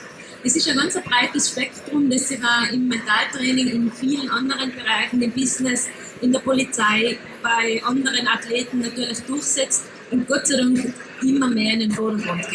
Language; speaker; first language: German; native; German